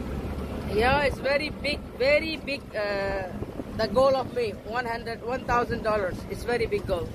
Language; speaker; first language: English; non-native, learner; Hindi